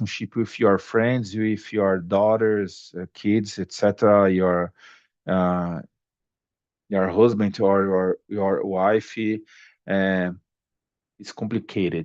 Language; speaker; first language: English; non-native, learner; Portuguese